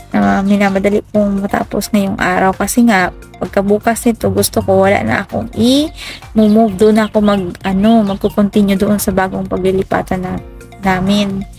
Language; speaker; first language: Filipino; native; Filipino